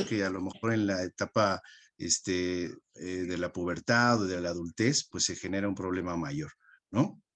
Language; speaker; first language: Spanish; native; Spanish